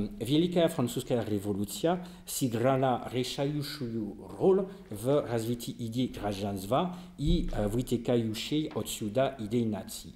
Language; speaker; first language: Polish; non-native, learner; French